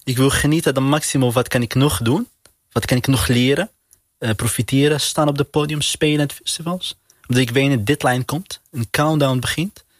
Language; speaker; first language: Dutch; non-native, learner; Arabic